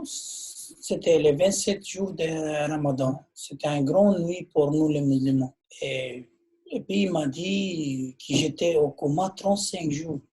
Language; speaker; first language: French; non-native, learner; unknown